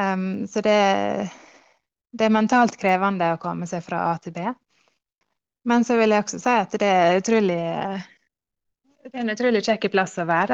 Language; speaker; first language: Norwegian; early bilingual, heritage; Norwegian